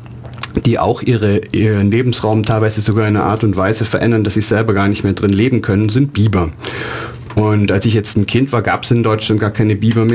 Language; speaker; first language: German; native; German